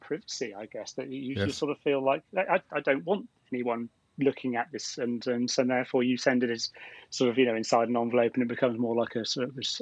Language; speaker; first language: English; native; English